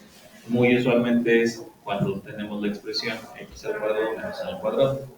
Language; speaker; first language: Spanish; native; Spanish